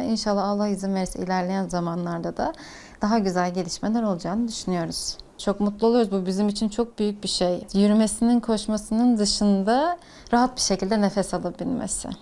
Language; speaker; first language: Turkish; native; Turkish